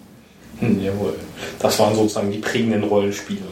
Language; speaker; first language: German; native; German